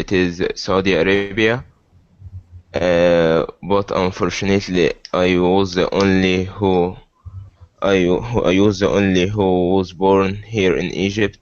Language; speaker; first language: English; non-native, learner; Arabic